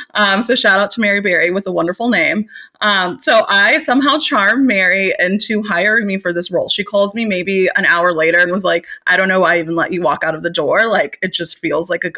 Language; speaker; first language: English; native; English